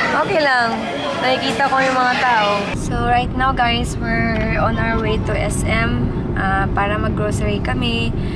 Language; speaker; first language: Filipino; non-native, local second language; Cebuano